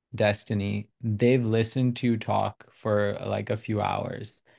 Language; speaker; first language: English; non-native, local second language; Urdu